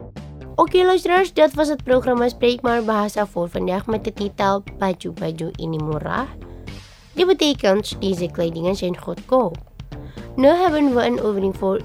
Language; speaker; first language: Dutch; non-native, fluent; Indonesian